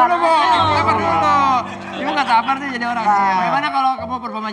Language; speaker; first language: Indonesian; native; Indonesian